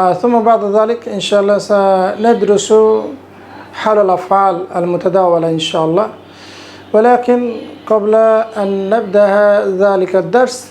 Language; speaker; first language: Arabic; non-native, fluent; Bangla